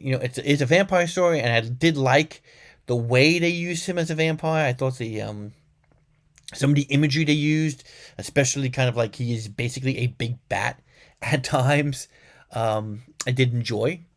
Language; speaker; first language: English; native; English